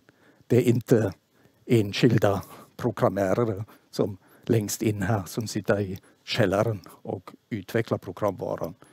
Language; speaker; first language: Swedish; non-native, fluent; German